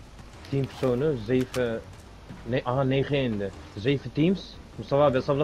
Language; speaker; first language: Dutch; early bilingual, other home language; Turkish